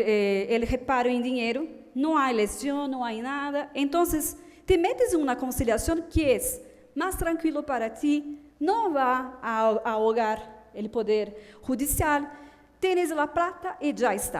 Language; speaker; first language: Spanish; non-native, fluent; Portuguese